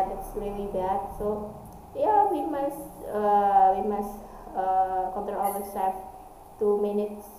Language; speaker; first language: English; non-native, learner; Indonesian